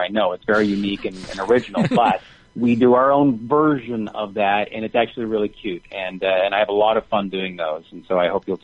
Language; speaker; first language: English; native; English